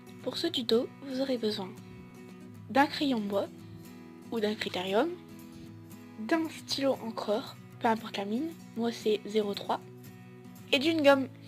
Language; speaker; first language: French; native; French